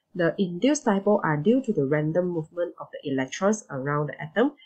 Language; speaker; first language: English; non-native, local second language; Chinese